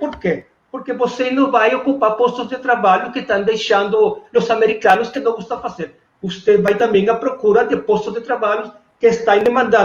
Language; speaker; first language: Portuguese; non-native, fluent; Spanish